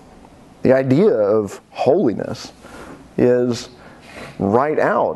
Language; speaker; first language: English; native; English